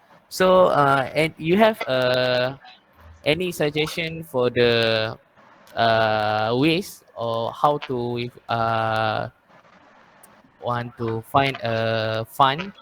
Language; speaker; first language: English; non-native, learner; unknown